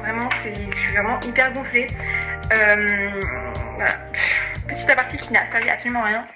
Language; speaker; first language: French; native; French